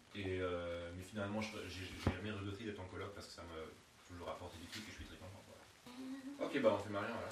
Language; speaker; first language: French; non-native, fluent; German